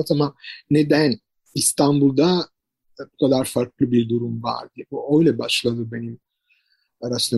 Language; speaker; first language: Turkish; non-native, fluent; Italian